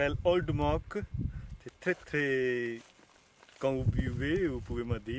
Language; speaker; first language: French; non-native, learner; Hindi